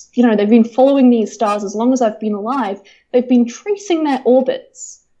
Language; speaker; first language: English; native; English